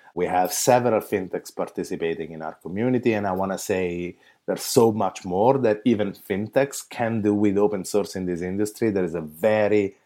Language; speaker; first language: English; non-native, fluent; Italian